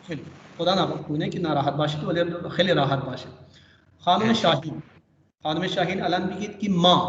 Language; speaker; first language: Persian; non-native, fluent; Urdu